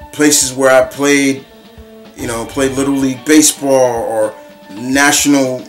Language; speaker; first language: English; native; English